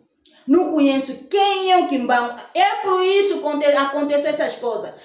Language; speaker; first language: Portuguese; non-native, fluent; Lingala